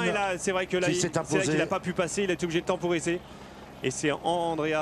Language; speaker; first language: French; native; French